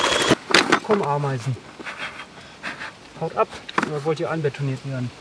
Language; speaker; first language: German; native; German